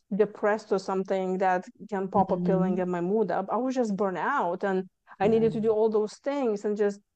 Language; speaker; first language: English; non-native, fluent; Lithuanian